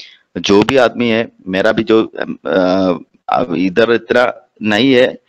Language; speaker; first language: Hindi; non-native, local second language; Malayalam